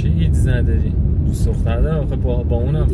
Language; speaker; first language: Persian; native; Persian